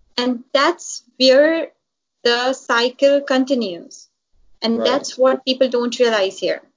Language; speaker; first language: English; non-native, local second language; Urdu